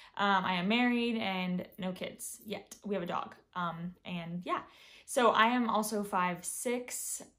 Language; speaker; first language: English; native; English